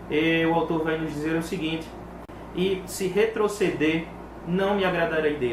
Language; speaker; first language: Portuguese; native; Portuguese